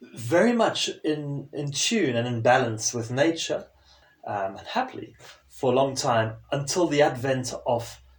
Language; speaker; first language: English; non-native, local second language; French